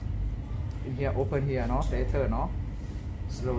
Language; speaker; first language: English; non-native, learner; Thai